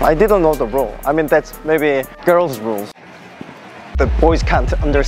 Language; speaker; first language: English; non-native, learner; Korean